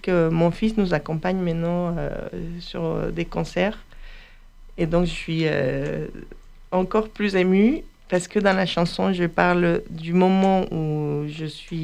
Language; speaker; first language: French; non-native, fluent; Spanish